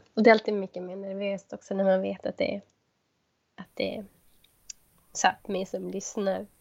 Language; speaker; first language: Swedish; native; Swedish